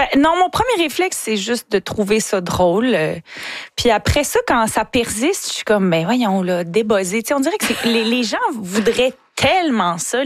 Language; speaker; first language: French; native; French